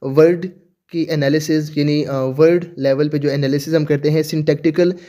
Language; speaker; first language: Urdu; native; Urdu